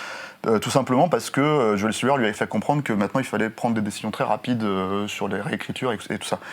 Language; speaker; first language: French; native; French